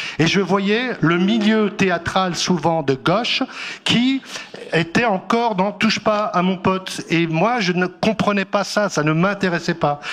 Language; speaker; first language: French; non-native, local second language; Arabic